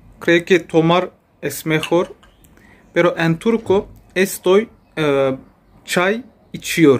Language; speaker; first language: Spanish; non-native, fluent; Turkish